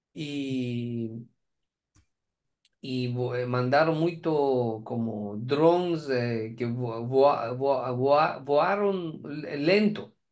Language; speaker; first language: Portuguese; non-native, learner; Persian